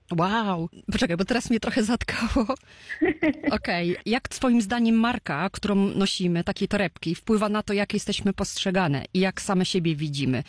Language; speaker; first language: Polish; native; Polish